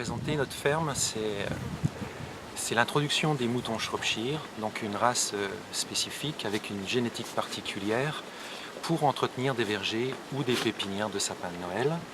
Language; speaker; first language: French; native; French